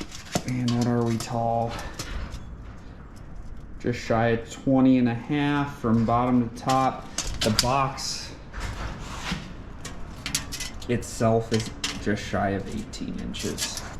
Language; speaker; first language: English; native; English